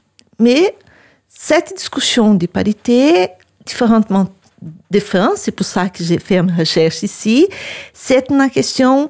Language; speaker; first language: French; non-native, learner; Portuguese